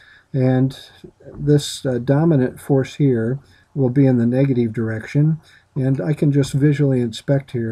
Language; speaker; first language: English; native; English